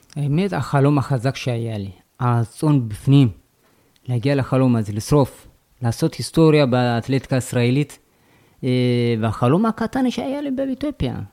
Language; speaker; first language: Hebrew; non-native, fluent; Amharic